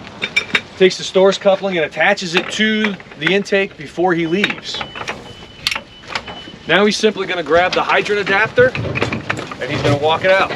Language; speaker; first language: English; native; English